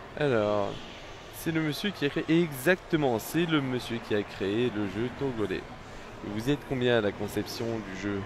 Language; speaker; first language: French; native; French